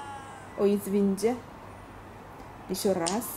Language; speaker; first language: Russian; non-native, learner; Chinese